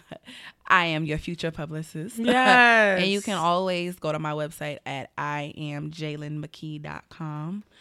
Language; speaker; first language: English; native; English